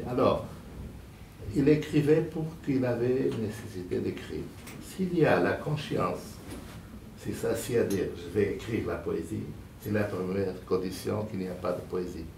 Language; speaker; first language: French; non-native, fluent; Portuguese